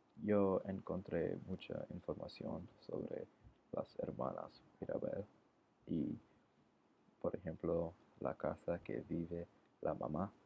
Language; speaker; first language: Spanish; non-native, learner; English